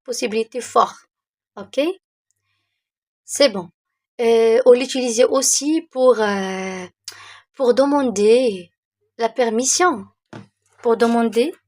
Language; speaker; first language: French; non-native, local second language; Arabic